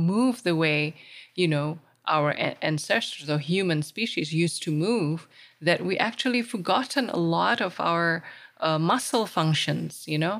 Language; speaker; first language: English; non-native, local second language; Malay